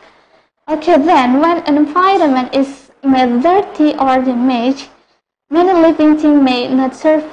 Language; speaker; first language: English; non-native, local second language; Indonesian